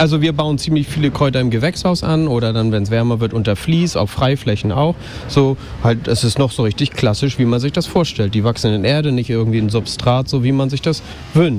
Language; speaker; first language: German; native; German